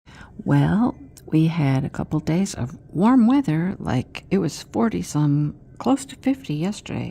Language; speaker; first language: English; native; English